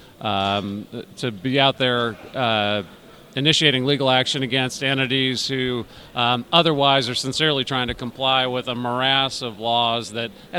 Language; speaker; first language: English; native; English